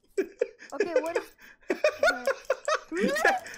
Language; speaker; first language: English; non-native, learner; Turkish